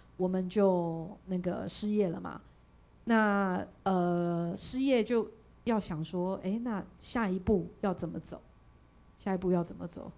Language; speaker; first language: Chinese; native; Chinese